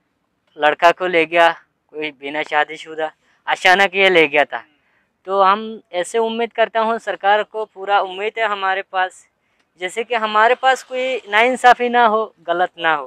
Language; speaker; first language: Hindi; non-native, learner; Rohingya